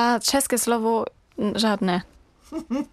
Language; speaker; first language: Czech; non-native, learner; German